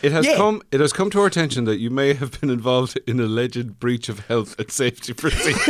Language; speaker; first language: English; native; English